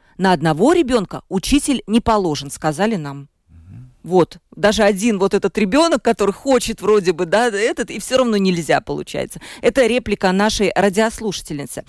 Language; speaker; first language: Russian; native; Russian